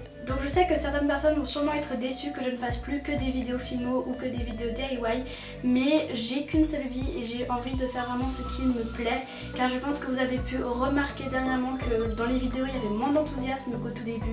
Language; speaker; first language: French; native; French